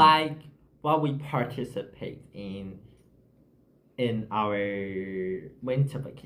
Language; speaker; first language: English; non-native, learner; Chinese